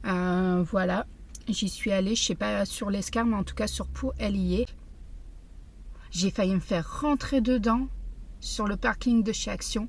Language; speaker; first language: French; native; French